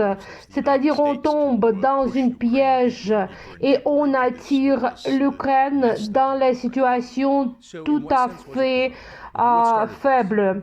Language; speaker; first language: French; non-native, fluent; Russian